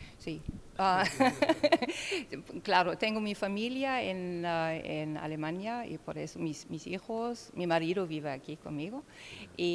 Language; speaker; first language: Spanish; non-native, learner; German